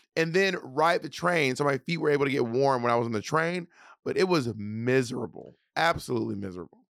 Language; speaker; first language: English; native; English